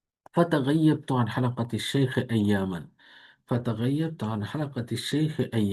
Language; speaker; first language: Arabic; non-native, fluent; Bangla